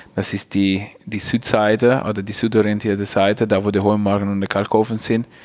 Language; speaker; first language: German; non-native, fluent; Italian